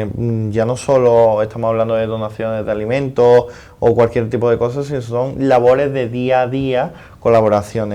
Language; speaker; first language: Spanish; native; Spanish